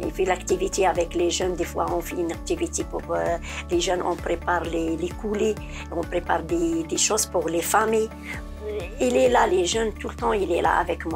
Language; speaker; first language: French; non-native, learner; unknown